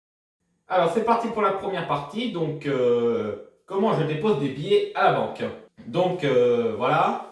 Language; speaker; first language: French; native; French